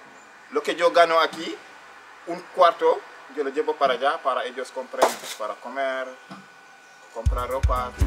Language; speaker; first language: Spanish; non-native, learner; Wolof